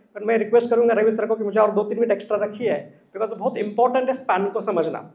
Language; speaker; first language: Hindi; non-native, local second language; Marathi